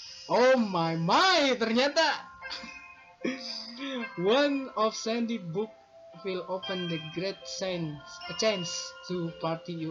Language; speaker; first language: English; non-native, learner; Indonesian